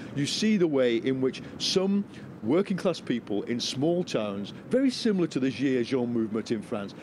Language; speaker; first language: English; native; English